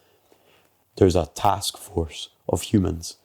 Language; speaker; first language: English; native; English